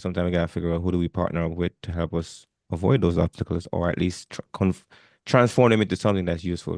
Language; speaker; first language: English; non-native, fluent; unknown